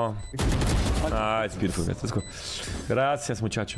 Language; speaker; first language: English; non-native, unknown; German